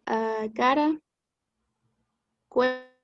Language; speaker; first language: Spanish; non-native, learner; English